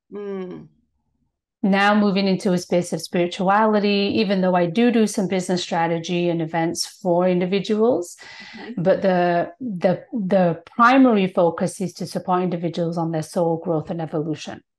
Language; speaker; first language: English; native; English